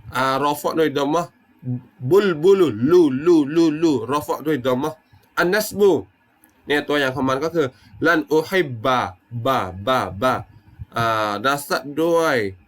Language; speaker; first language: Thai; non-native, local second language; Malay